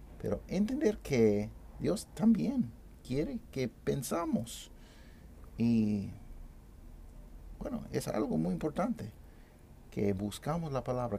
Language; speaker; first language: Spanish; non-native, fluent; English